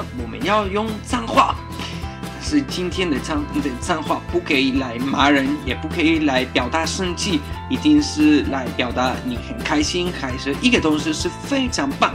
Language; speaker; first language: Chinese; non-native, fluent; Spanish